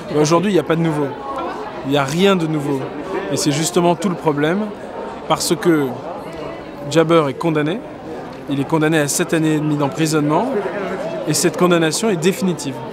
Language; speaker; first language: French; non-native, local second language; Arabic